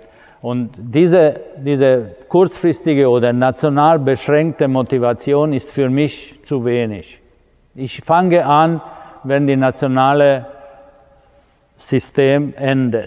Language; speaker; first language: German; non-native, fluent; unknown